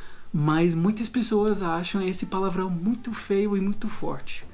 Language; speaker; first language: Portuguese; non-native, fluent; English